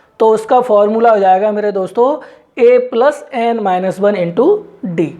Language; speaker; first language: Hindi; native; Hindi